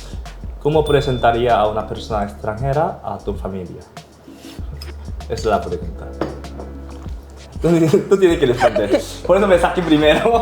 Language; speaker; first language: Spanish; non-native, learner; Korean